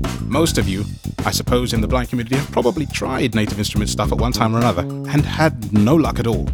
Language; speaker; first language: English; native; English